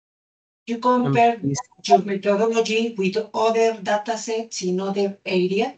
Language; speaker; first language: English; non-native, learner; Spanish